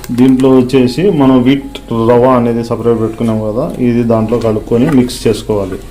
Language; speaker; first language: Telugu; non-native, local second language; Urdu